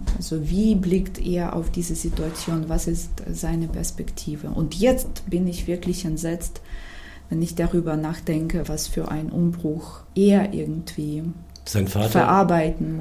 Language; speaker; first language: German; non-native, fluent; Ukrainian